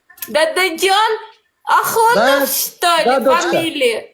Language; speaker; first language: Russian; non-native, local second language; Uzbek